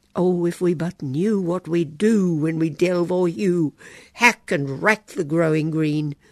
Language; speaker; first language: English; native; English